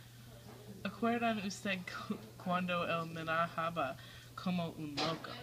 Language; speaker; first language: Spanish; non-native, learner; English